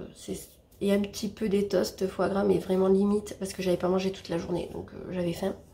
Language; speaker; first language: French; native; French